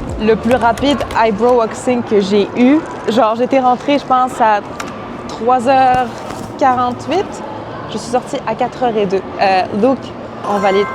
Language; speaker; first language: French; early bilingual, other home language; Arabic